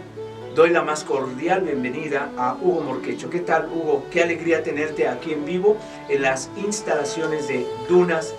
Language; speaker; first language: Spanish; native; Spanish